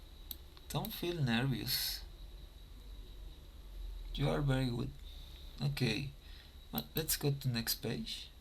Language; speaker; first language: English; non-native, fluent; Spanish